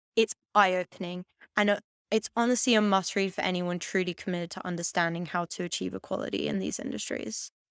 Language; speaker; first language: English; native; English